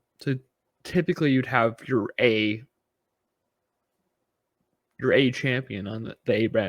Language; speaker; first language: English; native; English